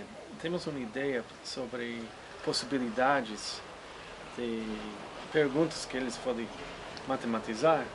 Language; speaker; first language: Portuguese; non-native, fluent; English